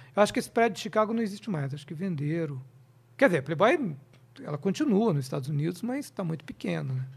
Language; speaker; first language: Portuguese; native; Portuguese